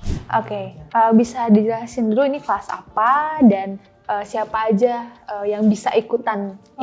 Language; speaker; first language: Indonesian; native; Indonesian